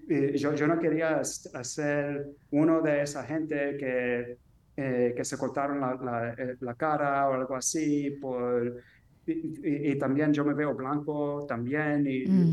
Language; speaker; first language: Spanish; early bilingual, heritage; English